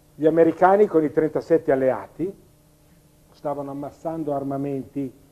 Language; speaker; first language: Italian; native; Italian